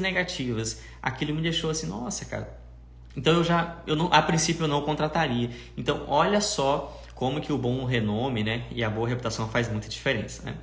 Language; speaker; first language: Portuguese; native; Portuguese